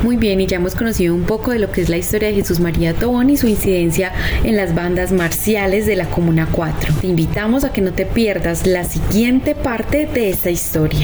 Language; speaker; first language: Spanish; native; Spanish